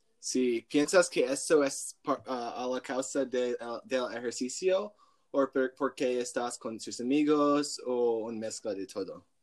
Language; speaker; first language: Spanish; non-native, learner; English